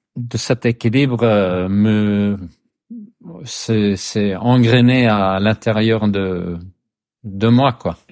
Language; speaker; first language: French; non-native, fluent; Swedish